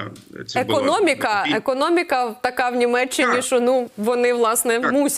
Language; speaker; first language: Ukrainian; native; Ukrainian